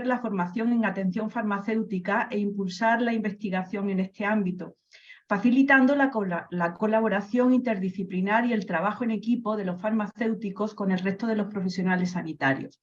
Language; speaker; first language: Spanish; native; Spanish